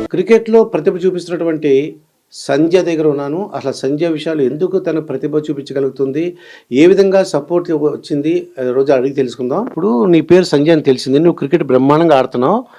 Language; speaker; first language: Telugu; native; Telugu